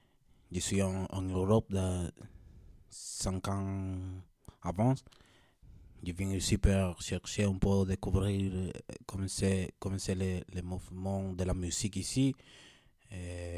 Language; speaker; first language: French; non-native, learner; Spanish